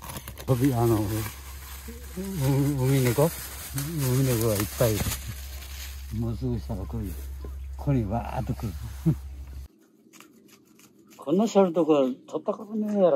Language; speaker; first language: Japanese; native; Japanese